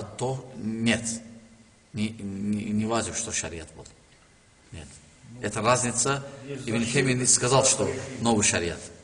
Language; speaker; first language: Russian; non-native, learner; Azerbaijani